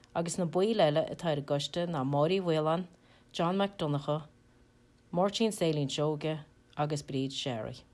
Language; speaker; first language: Irish; native; Irish